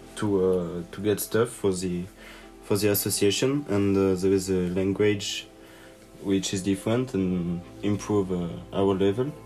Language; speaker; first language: English; non-native, learner; French